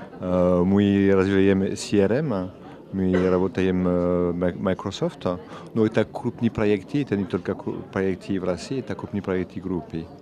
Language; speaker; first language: Russian; non-native, learner; French